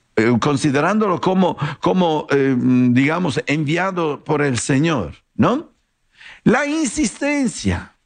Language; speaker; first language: Spanish; non-native, fluent; Italian